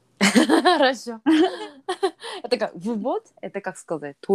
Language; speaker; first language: Russian; non-native, learner; Korean